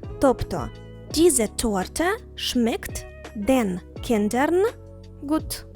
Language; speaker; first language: German; non-native, fluent; Ukrainian